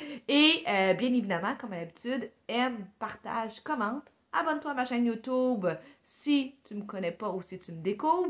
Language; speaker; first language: French; native; French